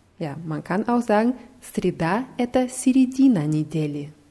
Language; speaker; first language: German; non-native, fluent; Russian